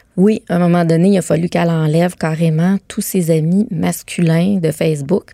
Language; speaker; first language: French; native; French